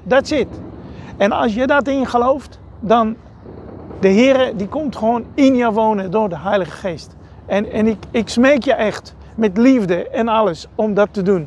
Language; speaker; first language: Dutch; non-native, fluent; Hebrew